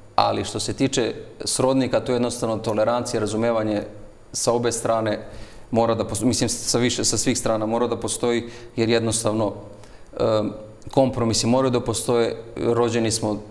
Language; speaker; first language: Serbian; native; Serbian